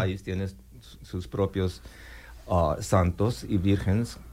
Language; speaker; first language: Spanish; non-native, learner; English